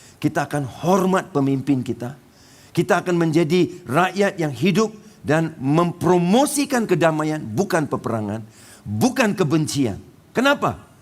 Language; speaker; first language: Malay; non-native, local second language; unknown